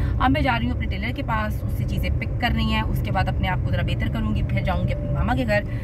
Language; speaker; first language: Urdu; native; Urdu